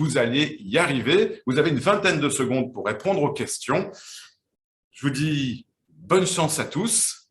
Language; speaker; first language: French; native; French